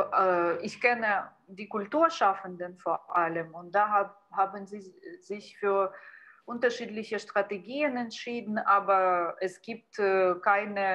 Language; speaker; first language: German; non-native, fluent; Ukrainian